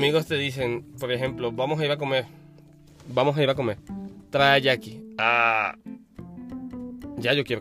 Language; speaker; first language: Spanish; native; Spanish